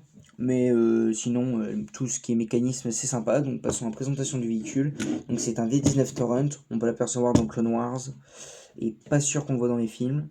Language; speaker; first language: French; native; French